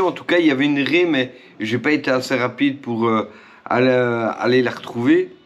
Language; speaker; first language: French; native; French